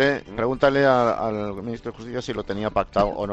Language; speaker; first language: Spanish; native; Spanish